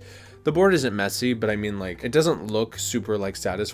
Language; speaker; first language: English; native; English